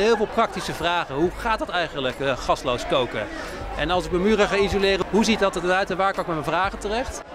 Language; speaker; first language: Dutch; native; Dutch